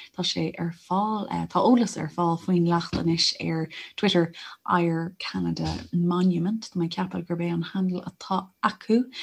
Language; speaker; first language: Irish; non-native, local second language; English